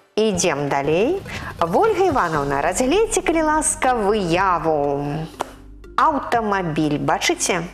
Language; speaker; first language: Belarusian; native; Belarusian